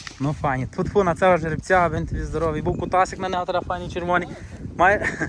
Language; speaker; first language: Ukrainian; native; Ukrainian